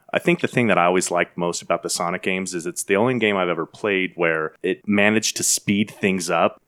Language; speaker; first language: English; native; English